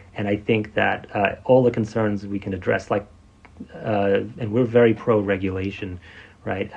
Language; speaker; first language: English; native; English